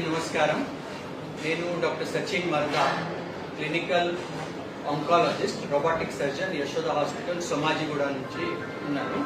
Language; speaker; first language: Telugu; non-native, fluent; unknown